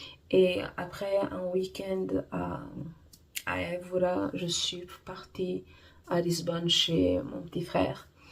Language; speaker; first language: French; non-native, fluent; Portuguese